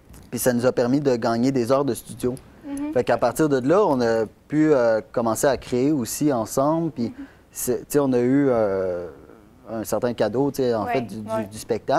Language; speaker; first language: French; native; French